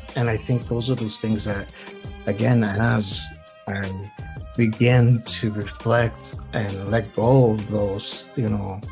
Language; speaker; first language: English; early bilingual, other home language; Spanish